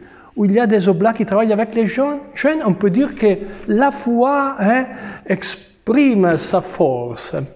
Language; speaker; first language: French; non-native, fluent; Italian